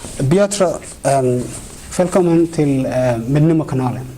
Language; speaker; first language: Swedish; non-native, fluent; Somali